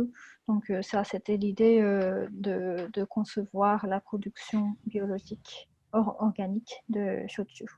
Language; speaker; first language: French; non-native, fluent; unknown